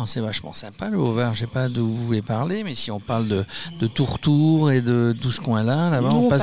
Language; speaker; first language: French; native; French